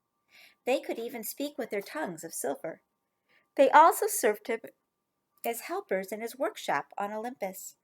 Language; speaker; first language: English; native; English